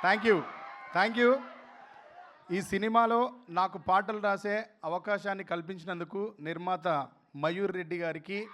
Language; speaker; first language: Telugu; native; Telugu